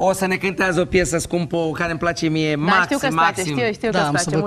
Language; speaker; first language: Romanian; native; Romanian